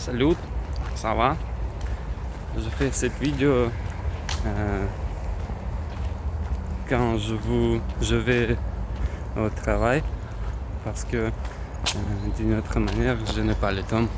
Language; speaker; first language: French; non-native, learner; Russian